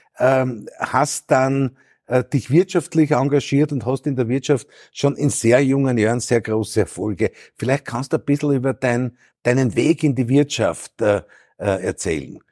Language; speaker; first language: German; native; German